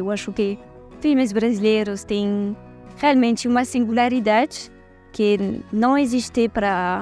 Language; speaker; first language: Portuguese; non-native, fluent; French